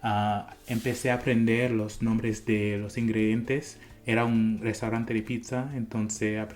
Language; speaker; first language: Spanish; non-native, fluent; English